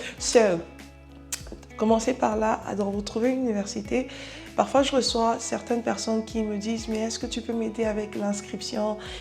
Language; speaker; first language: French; non-native, local second language; Lingala